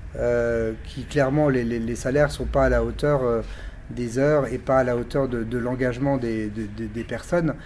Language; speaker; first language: French; native; French